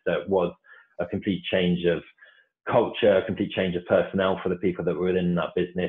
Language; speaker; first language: English; native; English